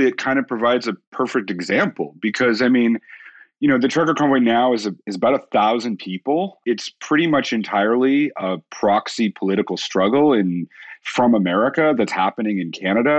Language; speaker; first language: English; native; English